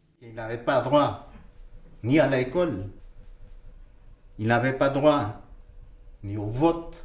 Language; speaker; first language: French; non-native, fluent; Quechua